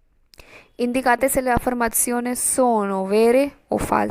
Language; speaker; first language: Italian; non-native, fluent; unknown